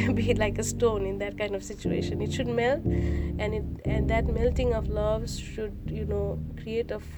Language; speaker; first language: English; non-native, local second language; Nepali